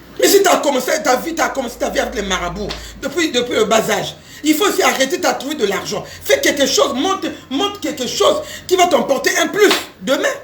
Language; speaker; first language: French; non-native, local second language; Lingala